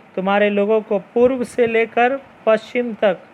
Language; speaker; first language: Hindi; non-native, local second language; Telugu